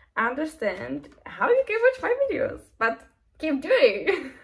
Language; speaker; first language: English; non-native, fluent; Czech